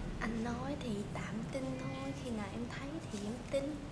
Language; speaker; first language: Vietnamese; native; Vietnamese